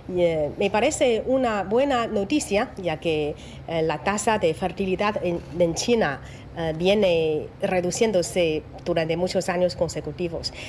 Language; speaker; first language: Spanish; non-native, fluent; Chinese